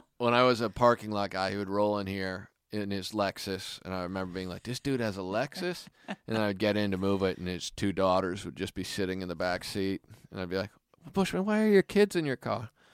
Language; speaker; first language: English; native; English